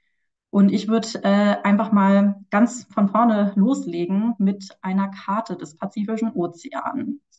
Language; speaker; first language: German; native; German